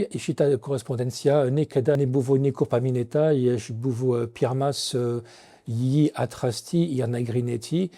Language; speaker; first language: Lithuanian; non-native, fluent; French